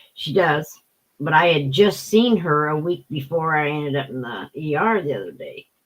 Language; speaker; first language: English; native; English